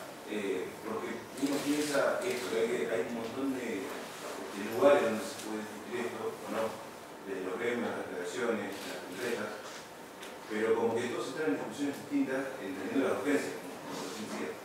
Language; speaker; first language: Spanish; native; Spanish